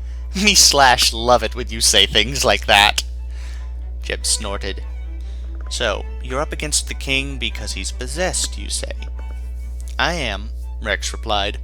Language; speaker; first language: English; native; English